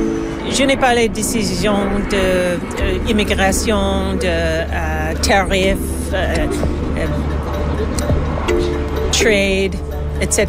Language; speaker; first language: French; non-native, learner; Chinese